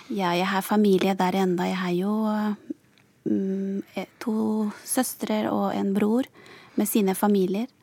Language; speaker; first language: Norwegian; non-native, fluent; Spanish